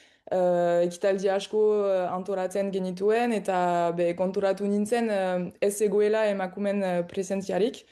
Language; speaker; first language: Basque; non-native, local second language; French